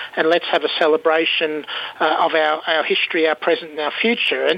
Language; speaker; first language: English; native; English